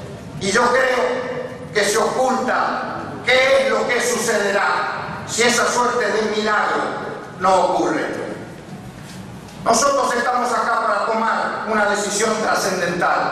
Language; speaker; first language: Spanish; native; Spanish